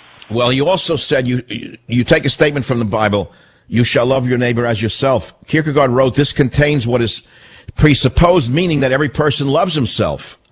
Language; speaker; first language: English; native; English